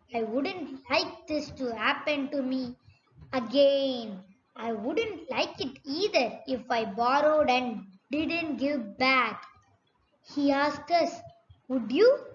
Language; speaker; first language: English; non-native, local second language; Tamil